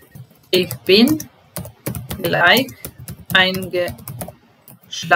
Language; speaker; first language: German; non-native, fluent; Serbian